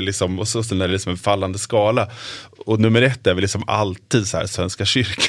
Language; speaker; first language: Swedish; native; Swedish